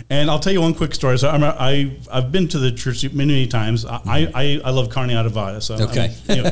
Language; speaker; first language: English; native; English